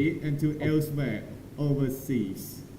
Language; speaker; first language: English; non-native, learner; Thai